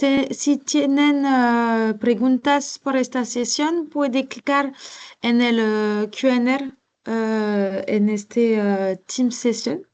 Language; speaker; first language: Spanish; non-native, learner; French